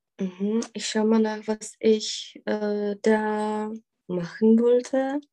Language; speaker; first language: German; non-native, fluent; Czech